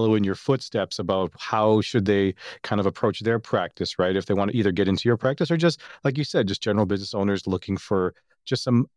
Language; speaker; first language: English; native; English